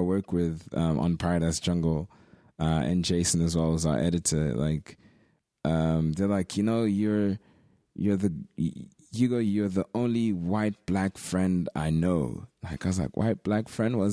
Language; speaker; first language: English; native; English